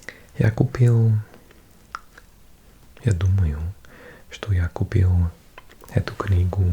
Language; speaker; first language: Russian; non-native, learner; English